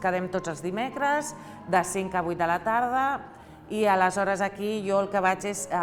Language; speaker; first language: Catalan; native; Catalan